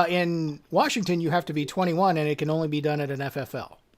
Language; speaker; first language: English; native; English